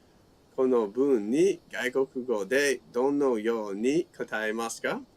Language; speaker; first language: Japanese; non-native, fluent; English